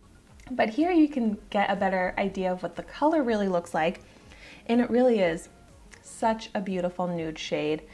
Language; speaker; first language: English; native; English